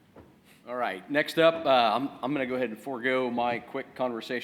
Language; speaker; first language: English; native; English